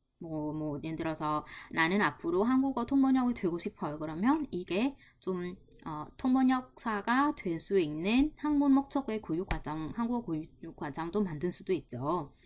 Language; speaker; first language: Korean; non-native, fluent; Vietnamese